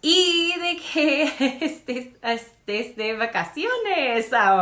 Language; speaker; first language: Spanish; non-native, fluent; English